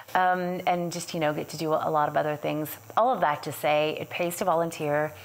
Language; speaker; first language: English; native; English